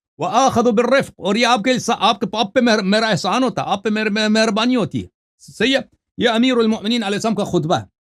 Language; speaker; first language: Urdu; non-native, fluent; Persian